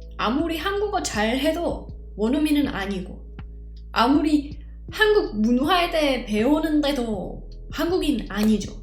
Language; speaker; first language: Korean; non-native, fluent; Czech